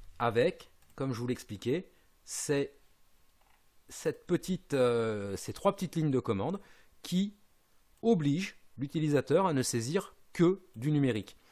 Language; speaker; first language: French; native; French